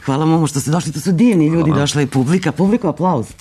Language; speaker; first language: Serbian; native; Serbian